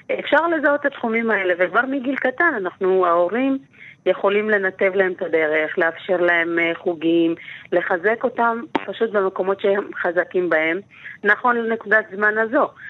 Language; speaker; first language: Hebrew; native; Hebrew